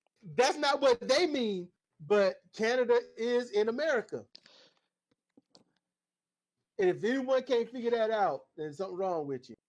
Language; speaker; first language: English; native; English